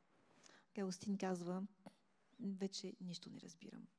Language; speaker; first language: Bulgarian; non-native, fluent; French